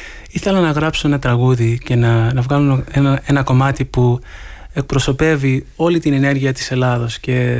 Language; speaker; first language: Greek; early bilingual, heritage; Greek